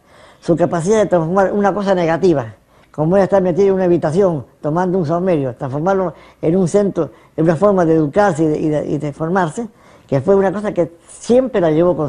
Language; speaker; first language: Spanish; native; Spanish